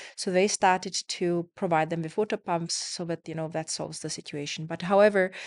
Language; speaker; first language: English; non-native, fluent; Czech